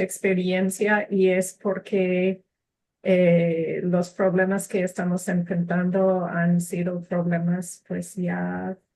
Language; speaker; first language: Spanish; non-native, fluent; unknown